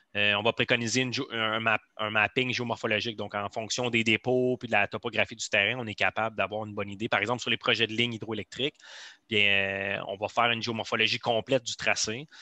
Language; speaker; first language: French; native; French